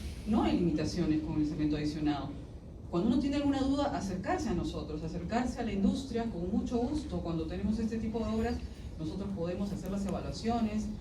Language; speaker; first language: Spanish; native; Spanish